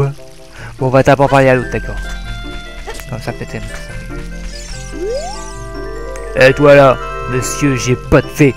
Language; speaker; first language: French; native; French